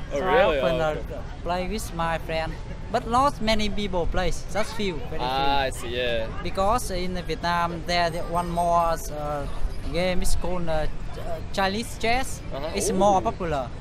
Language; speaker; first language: English; non-native, learner; Vietnamese